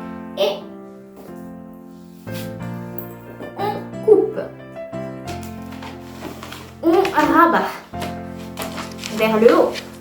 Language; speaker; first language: French; native; French